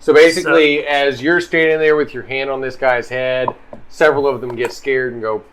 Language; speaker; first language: English; native; English